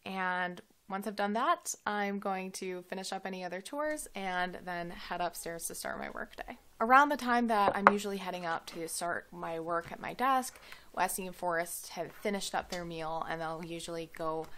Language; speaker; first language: English; native; English